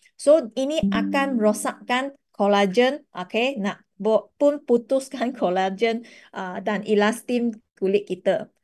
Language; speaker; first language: Malay; non-native, local second language; Chinese